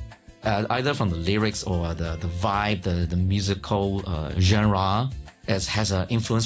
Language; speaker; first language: English; non-native, local second language; Chinese